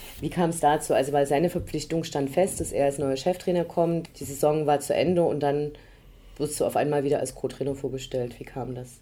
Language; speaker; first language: German; native; German